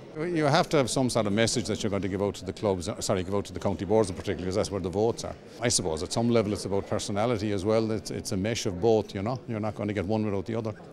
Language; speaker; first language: English; native; English